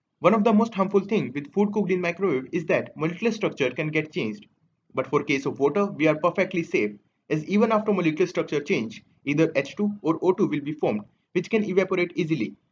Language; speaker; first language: English; non-native, local second language; Hindi